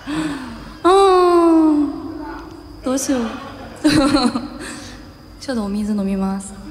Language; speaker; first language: Japanese; non-native, learner; Chinese